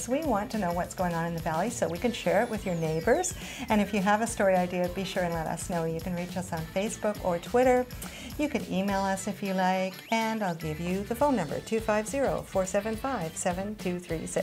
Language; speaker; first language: English; native; English